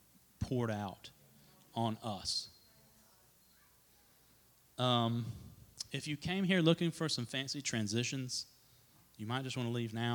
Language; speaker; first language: English; native; English